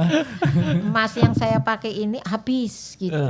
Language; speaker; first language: Indonesian; native; Indonesian